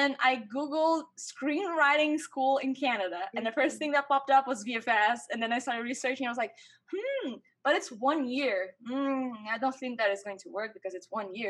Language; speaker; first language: English; non-native, fluent; Portuguese